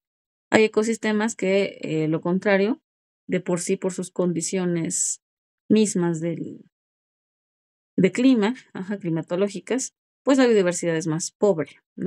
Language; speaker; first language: Spanish; native; Spanish